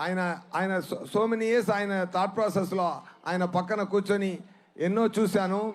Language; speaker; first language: Telugu; non-native, learner; Tamil